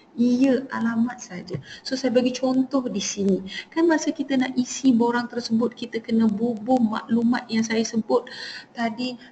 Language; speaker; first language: Malay; native; Malay